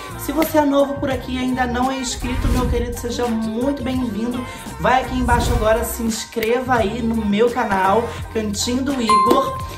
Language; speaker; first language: Portuguese; native; Portuguese